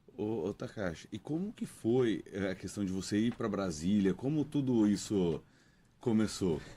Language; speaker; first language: Portuguese; native; Portuguese